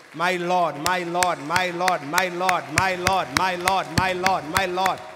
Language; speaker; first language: English; non-native, local second language; Swahili